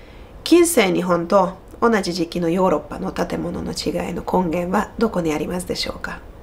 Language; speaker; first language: Japanese; non-native, fluent; Hungarian